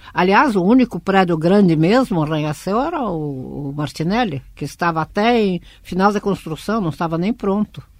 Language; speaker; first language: Portuguese; early bilingual, other home language; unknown